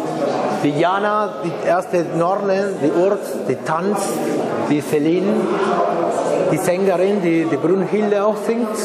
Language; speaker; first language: German; non-native, fluent; Spanish